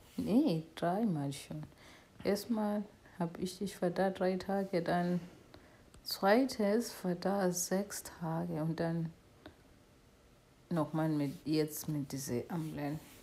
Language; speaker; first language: German; non-native, learner; North Ndebele